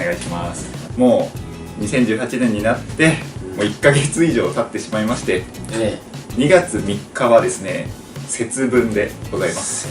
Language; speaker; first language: Japanese; native; Japanese